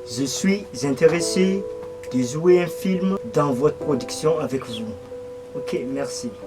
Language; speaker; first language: French; non-native, local second language; Malagasy